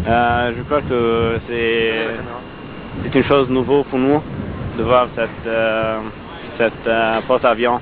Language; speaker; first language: French; non-native, learner; Arabic